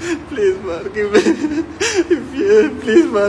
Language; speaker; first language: English; non-native, learner; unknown